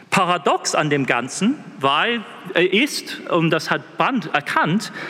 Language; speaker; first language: German; non-native, fluent; English